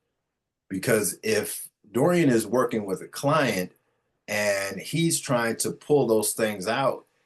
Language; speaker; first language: English; native; English